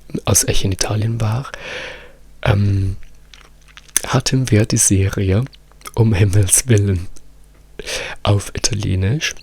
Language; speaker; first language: German; non-native, fluent; Italian